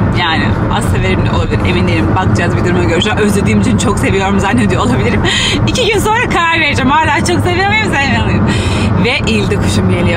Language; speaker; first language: Turkish; native; Turkish